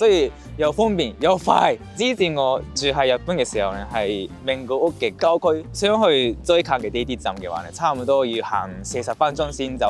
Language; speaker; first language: Cantonese; non-native, fluent; Japanese